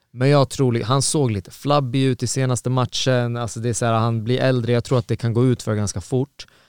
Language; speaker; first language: Swedish; native; Swedish